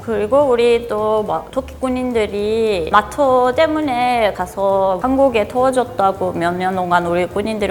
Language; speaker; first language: Korean; non-native, fluent; Turkish